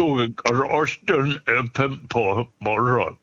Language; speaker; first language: Swedish; native; Swedish